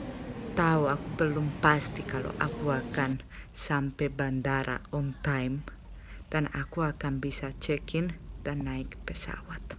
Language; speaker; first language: Indonesian; non-native, fluent; Spanish